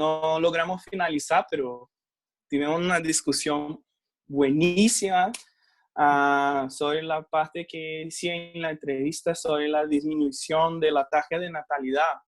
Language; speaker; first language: Spanish; non-native, fluent; Portuguese